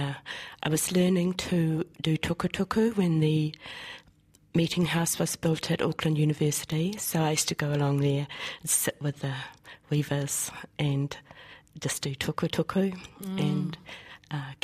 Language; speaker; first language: English; native; English